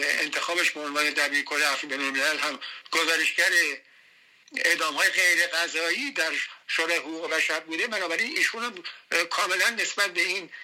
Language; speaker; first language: Persian; native; Persian